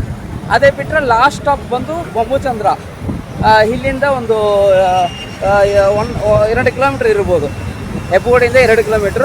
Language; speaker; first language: Kannada; non-native, local second language; Tamil